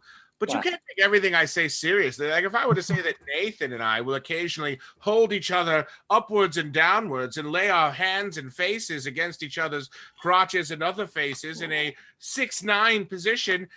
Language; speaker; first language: English; native; English